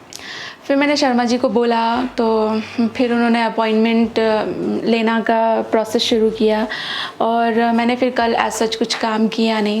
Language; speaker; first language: Hindi; native; Hindi